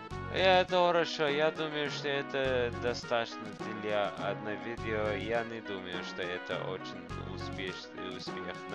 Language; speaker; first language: Russian; non-native, learner; English